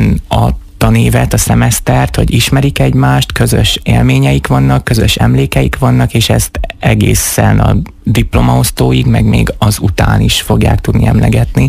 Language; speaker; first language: Hungarian; native; Hungarian